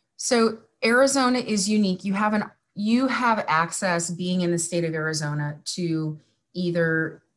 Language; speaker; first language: English; native; English